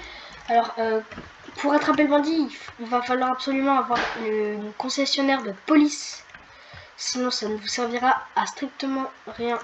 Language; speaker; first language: French; native; French